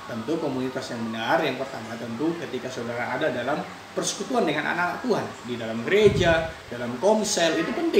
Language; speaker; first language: Indonesian; native; Indonesian